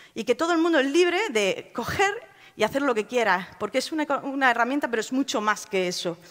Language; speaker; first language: Spanish; native; Spanish